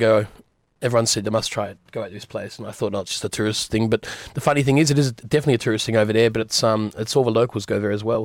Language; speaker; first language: English; native; English